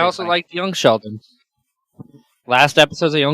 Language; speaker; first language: English; native; English